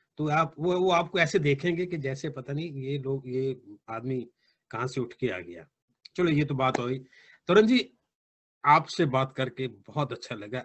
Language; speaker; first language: Hindi; native; Hindi